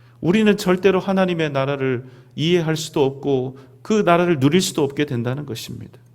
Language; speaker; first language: Korean; native; Korean